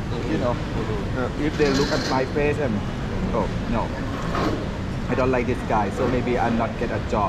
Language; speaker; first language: English; non-native, fluent; Thai